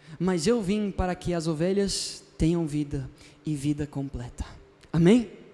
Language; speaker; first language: Portuguese; non-native, fluent; Spanish